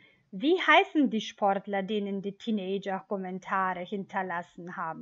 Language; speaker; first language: German; non-native, fluent; Macedonian